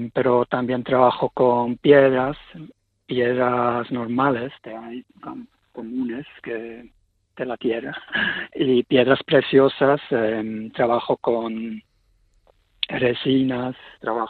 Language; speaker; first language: Spanish; non-native, fluent; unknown